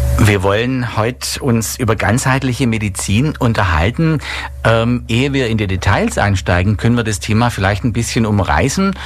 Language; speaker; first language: German; native; German